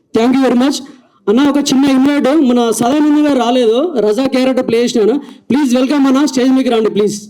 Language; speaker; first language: Telugu; native; Telugu